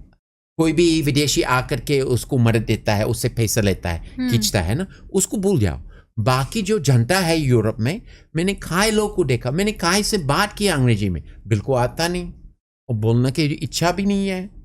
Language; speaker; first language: Hindi; non-native, fluent; English